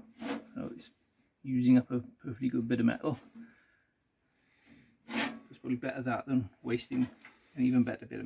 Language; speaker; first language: English; native; English